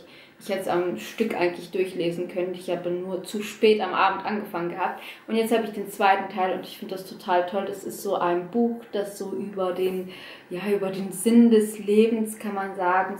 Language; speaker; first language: German; early bilingual, other home language; Russian